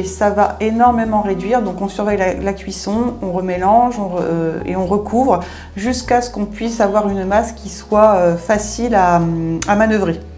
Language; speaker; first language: French; native; French